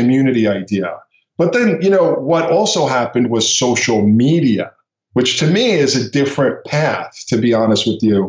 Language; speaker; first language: English; native; English